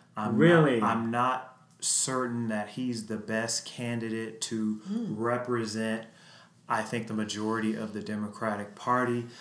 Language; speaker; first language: English; native; English